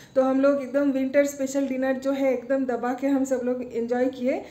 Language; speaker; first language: Hindi; non-native, local second language; Bangla